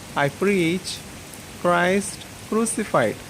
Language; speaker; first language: English; non-native, local second language; Telugu